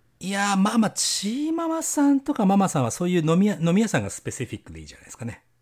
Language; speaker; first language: Japanese; native; Japanese